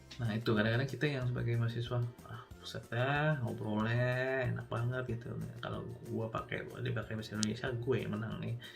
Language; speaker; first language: Indonesian; native; Indonesian